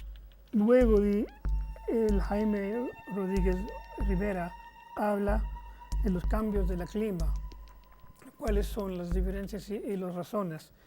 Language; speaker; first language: Spanish; non-native, fluent; English